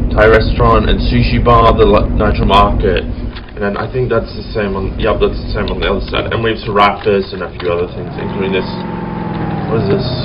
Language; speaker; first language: English; native; English